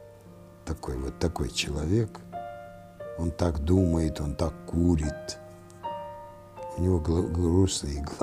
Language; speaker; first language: Russian; non-native, local second language; Armenian